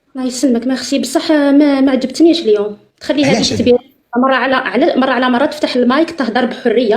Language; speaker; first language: Arabic; native; Arabic